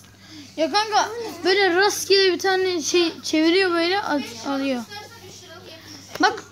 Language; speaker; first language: Turkish; native; Turkish